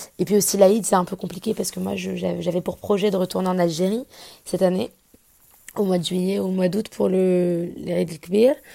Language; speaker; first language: French; native; French